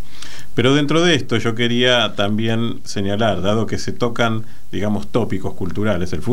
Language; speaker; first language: Spanish; native; Spanish